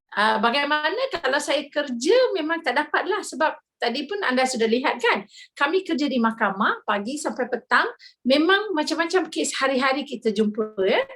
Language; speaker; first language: Malay; non-native, local second language; Tamil